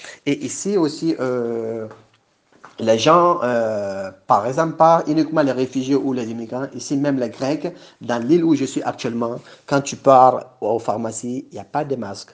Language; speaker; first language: French; non-native, local second language; Bambara